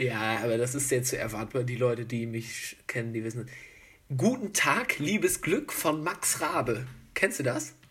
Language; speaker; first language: German; native; German